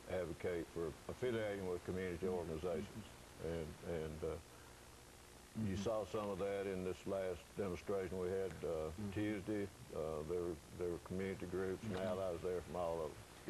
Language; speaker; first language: English; native; English